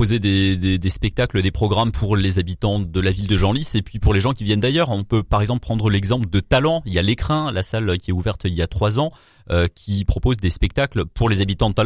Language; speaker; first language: French; native; French